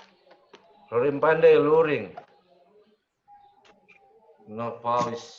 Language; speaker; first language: English; non-native, learner; Indonesian